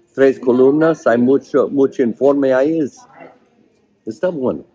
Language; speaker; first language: Spanish; non-native, fluent; English